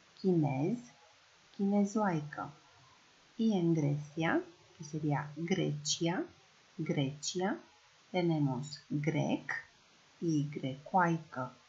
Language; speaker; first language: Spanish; non-native, fluent; Romanian